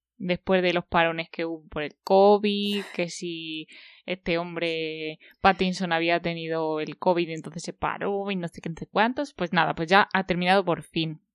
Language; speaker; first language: Spanish; native; Spanish